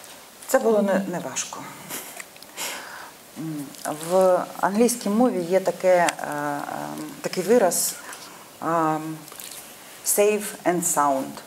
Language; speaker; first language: Ukrainian; non-native, local second language; Russian